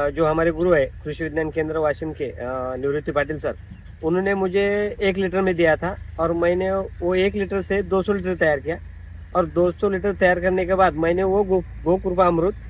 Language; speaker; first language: Hindi; non-native, local second language; Marathi